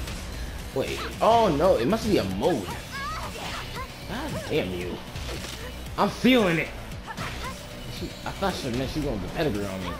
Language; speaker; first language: English; native; English